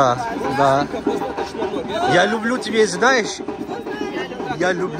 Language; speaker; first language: Russian; non-native, learner; Turkish